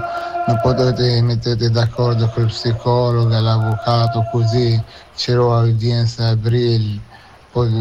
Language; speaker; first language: Italian; non-native, fluent; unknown